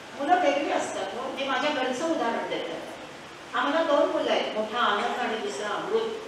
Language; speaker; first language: Marathi; non-native, local second language; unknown